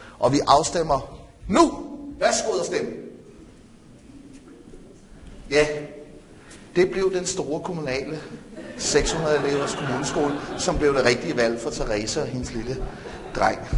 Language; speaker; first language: Danish; native; Danish